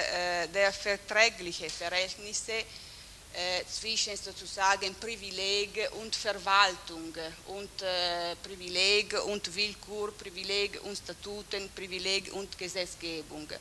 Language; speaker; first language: German; non-native, fluent; Italian